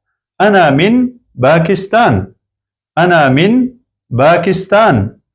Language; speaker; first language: Arabic; non-native, fluent; Persian